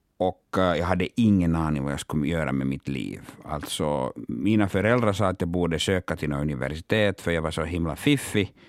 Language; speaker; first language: Swedish; non-native, local second language; Finnish